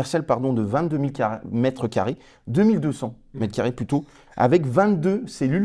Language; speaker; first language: French; native; French